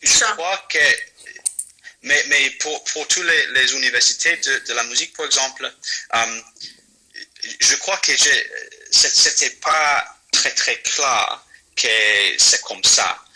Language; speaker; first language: French; non-native, fluent; English